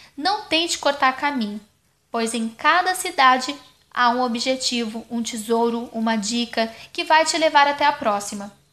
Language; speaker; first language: Portuguese; non-native, fluent; German